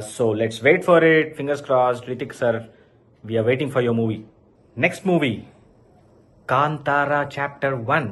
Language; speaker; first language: English; non-native, local second language; Kannada